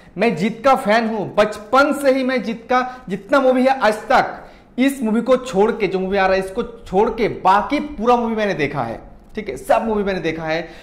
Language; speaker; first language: Hindi; non-native, local second language; Bangla